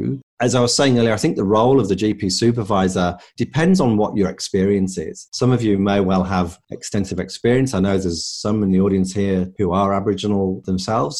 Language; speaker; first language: English; native; English